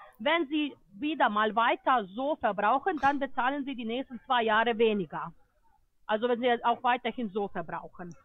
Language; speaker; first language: German; non-native, fluent; Bosnian